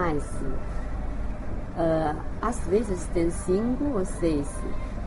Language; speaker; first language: Portuguese; non-native, learner; Chinese